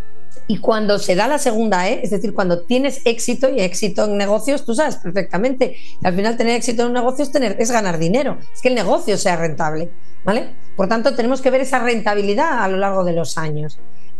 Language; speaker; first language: Spanish; native; Spanish